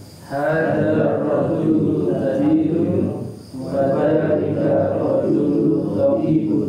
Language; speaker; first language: Arabic; non-native, learner; Indonesian